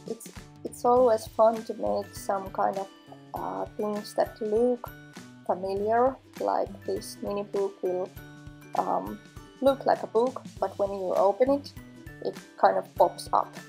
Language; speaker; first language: English; non-native, fluent; Finnish